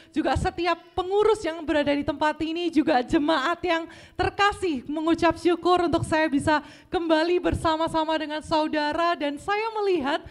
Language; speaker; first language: Indonesian; native; Indonesian